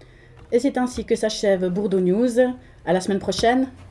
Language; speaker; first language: French; native; French